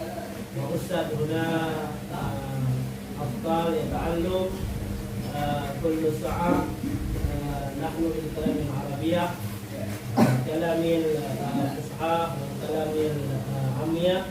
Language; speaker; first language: Arabic; non-native, learner; Indonesian